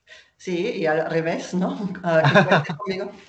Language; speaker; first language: Spanish; non-native, fluent; German